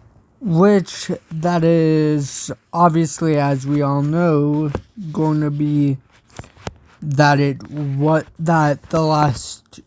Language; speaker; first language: English; native; English